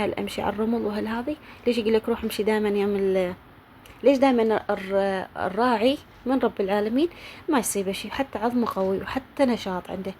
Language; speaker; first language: Arabic; native; Arabic